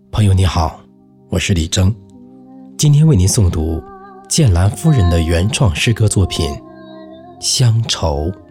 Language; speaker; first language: Chinese; native; Chinese